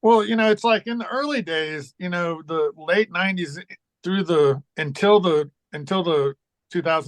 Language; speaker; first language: English; native; English